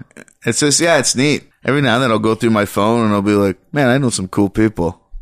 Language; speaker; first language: English; native; English